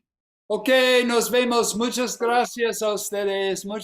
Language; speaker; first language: Spanish; non-native, fluent; English